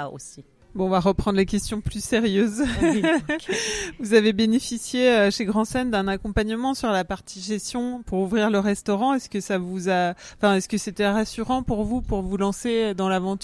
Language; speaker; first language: French; native; French